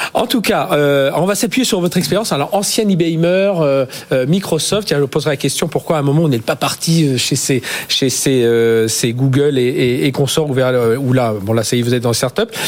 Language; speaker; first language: French; native; French